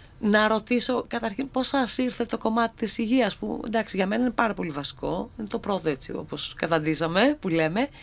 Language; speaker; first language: Greek; native; Greek